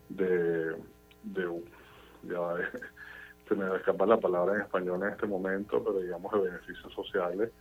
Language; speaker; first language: Spanish; native; Spanish